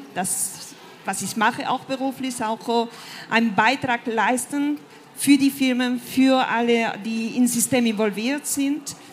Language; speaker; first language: German; non-native, fluent; Spanish